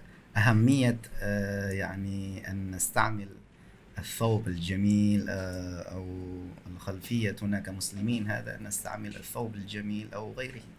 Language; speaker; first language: Arabic; non-native, fluent; Indonesian